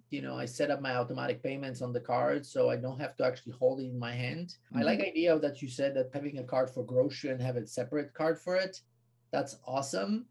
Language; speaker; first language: English; non-native, fluent; Polish